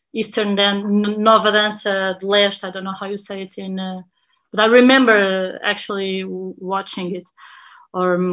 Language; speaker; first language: English; non-native, fluent; Portuguese